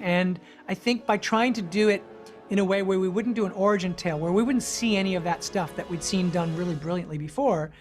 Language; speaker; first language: English; native; English